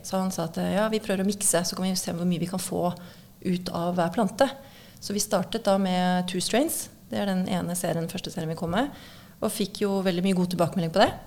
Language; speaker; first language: Norwegian; native; Norwegian